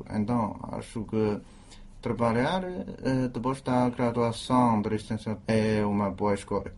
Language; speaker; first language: Portuguese; non-native, fluent; Chinese